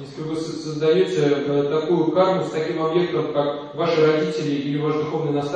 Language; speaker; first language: Russian; native; Russian